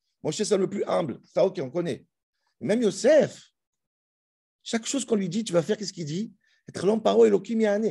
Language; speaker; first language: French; native; French